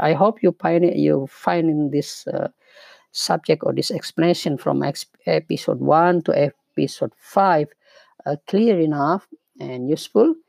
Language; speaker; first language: English; non-native, fluent; Indonesian